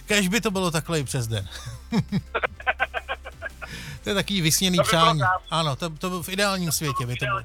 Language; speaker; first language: Czech; native; Czech